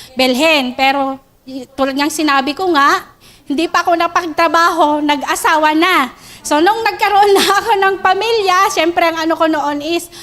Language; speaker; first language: Filipino; non-native, local second language; Iloko